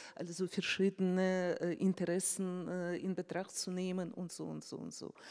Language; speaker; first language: German; non-native, fluent; Russian